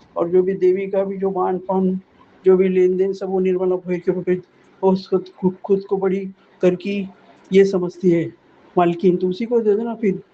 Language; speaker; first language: Hindi; non-native, local second language; Marathi